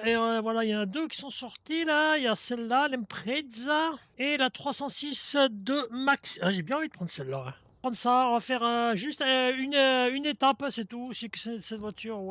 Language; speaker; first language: French; native; French